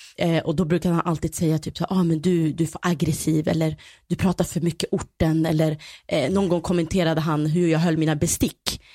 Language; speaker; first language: Swedish; early bilingual, other home language; Somali